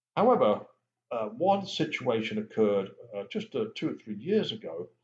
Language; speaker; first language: English; native; English